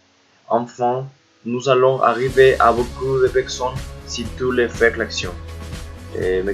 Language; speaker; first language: French; non-native, learner; Spanish